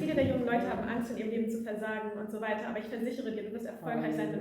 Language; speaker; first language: German; native; German